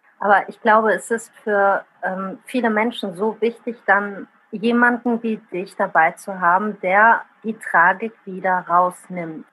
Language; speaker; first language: German; early bilingual, other home language; Italian